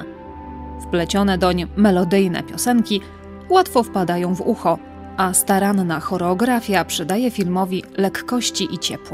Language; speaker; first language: Polish; native; Polish